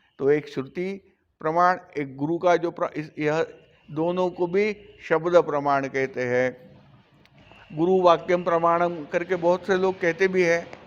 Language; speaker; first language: Hindi; non-native, local second language; Marathi